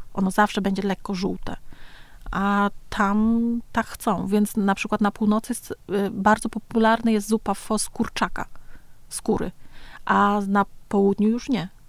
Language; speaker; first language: Polish; early bilingual, other home language; Vietnamese